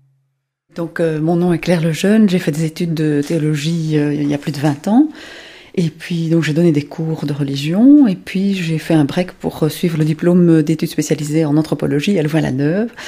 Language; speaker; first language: French; native; French